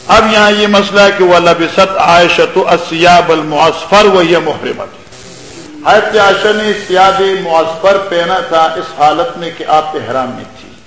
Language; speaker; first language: Urdu; native; Urdu